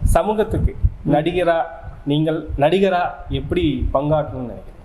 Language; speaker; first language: Tamil; native; Tamil